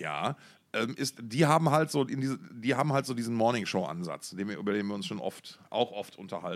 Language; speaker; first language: German; native; German